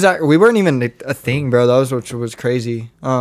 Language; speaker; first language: English; native; English